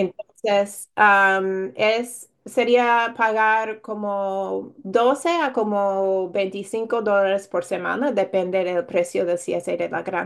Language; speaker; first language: Spanish; non-native, fluent; English